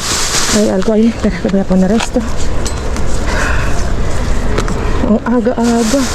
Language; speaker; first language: Spanish; non-native, fluent; Filipino